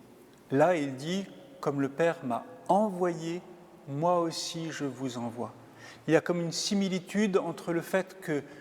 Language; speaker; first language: French; native; French